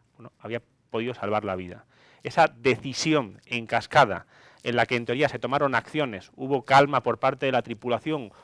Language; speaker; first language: Spanish; non-native, fluent; Greek